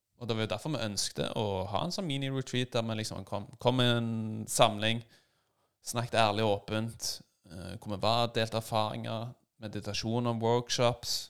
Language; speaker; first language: Norwegian; native; Norwegian